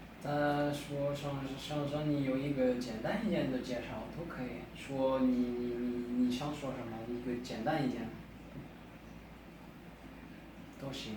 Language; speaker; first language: Chinese; non-native, learner; French